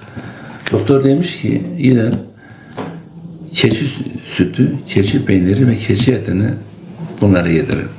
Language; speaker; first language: Turkish; non-native, local second language; Kurdish